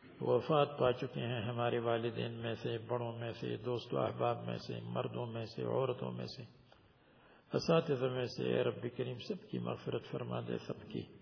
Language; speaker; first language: Urdu; native; Urdu